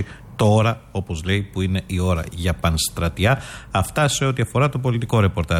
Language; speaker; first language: Greek; native; Greek